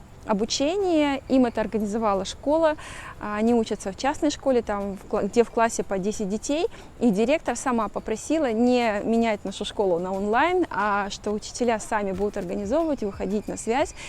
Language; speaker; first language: Russian; native; Russian